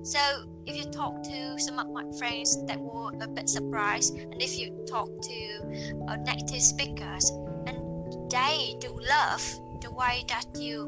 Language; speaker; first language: English; non-native, learner; Vietnamese